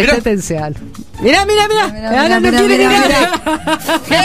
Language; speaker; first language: Spanish; native; Spanish